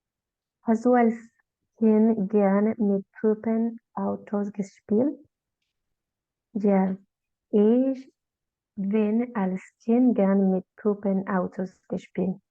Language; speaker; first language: German; non-native, learner; Spanish